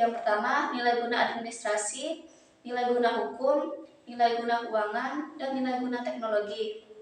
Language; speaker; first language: Indonesian; native; Indonesian